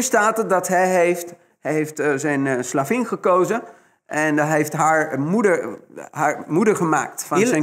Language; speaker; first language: Dutch; non-native, fluent; Spanish